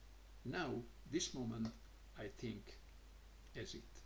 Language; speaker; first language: English; non-native, learner; Croatian